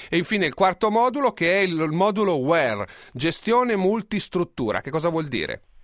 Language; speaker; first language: Italian; native; Italian